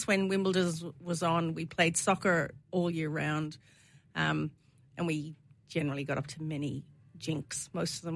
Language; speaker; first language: English; native; English